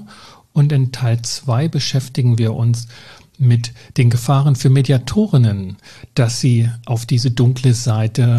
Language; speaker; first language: German; native; German